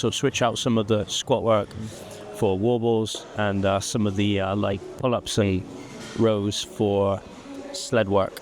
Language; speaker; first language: English; native; English